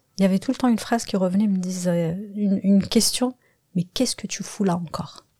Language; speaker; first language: French; non-native, local second language; Kabyle